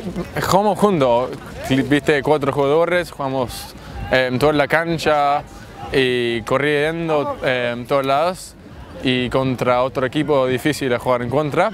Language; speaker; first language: Spanish; non-native, fluent; English